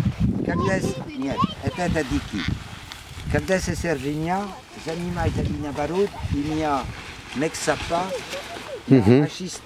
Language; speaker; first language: Russian; non-native, learner; French